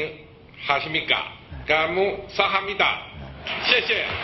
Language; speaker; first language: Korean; non-native, learner; Chinese